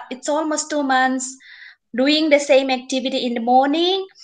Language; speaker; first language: English; non-native, fluent; Indonesian